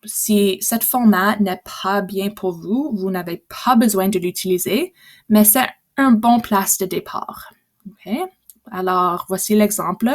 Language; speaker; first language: French; non-native, local second language; English